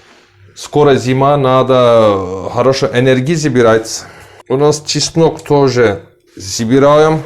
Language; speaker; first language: Russian; non-native, learner; Turkish